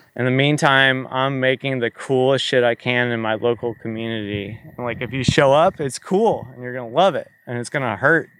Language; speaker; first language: English; native; English